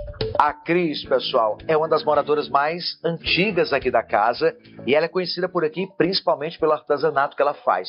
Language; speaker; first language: Portuguese; native; Portuguese